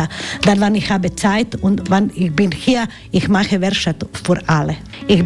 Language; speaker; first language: German; non-native, learner; Croatian